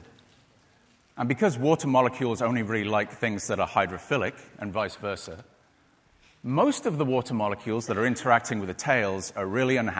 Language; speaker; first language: English; native; English